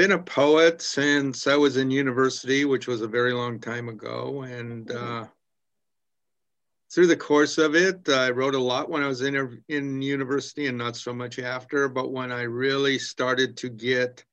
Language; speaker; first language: English; native; English